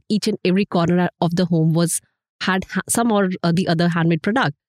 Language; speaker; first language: English; non-native, local second language; Hindi